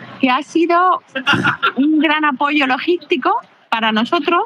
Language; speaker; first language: Spanish; native; Spanish